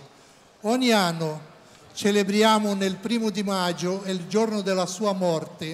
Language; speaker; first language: Italian; non-native, learner; Portuguese